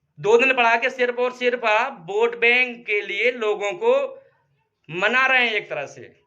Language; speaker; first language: Hindi; native; Hindi